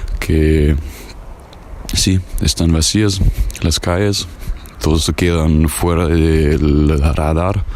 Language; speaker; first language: Spanish; non-native, fluent; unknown